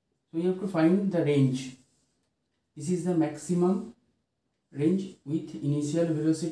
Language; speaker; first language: English; non-native, local second language; Bangla